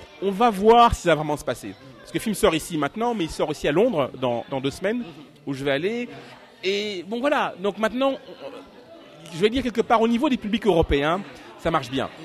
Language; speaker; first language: French; non-native, local second language; Lingala